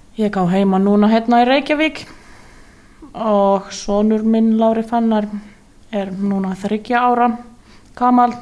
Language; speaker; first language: Icelandic; non-native, learner; Finnish